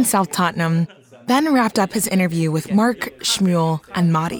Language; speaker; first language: English; native; English